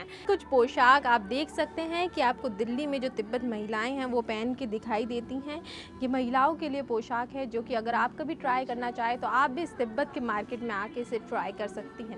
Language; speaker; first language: Hindi; native; Hindi